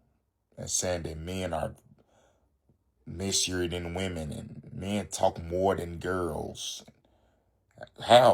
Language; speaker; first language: English; native; English